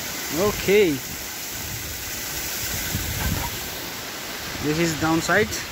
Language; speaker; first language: English; non-native, learner; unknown